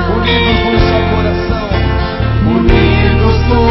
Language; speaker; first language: Portuguese; native; Portuguese